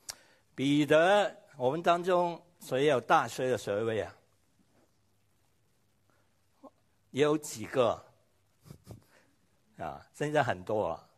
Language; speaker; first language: Chinese; non-native, local second language; Cantonese